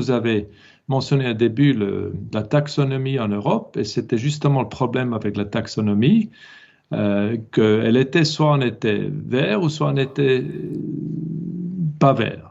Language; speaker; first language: French; non-native, local second language; German